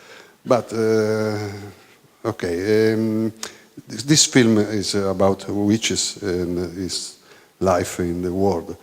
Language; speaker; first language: English; non-native, learner; Italian